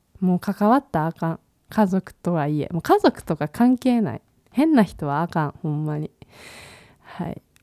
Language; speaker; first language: Japanese; native; Japanese